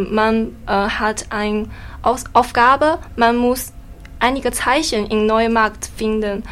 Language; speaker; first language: German; non-native, learner; Chinese